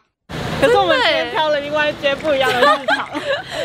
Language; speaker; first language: Chinese; native; Chinese